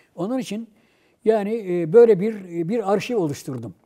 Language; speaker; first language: Turkish; native; Turkish